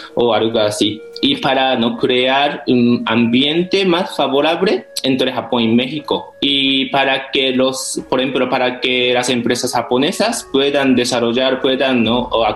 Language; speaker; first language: Spanish; non-native, fluent; Japanese